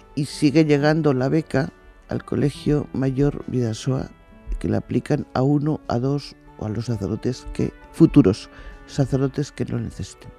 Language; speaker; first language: Spanish; native; Spanish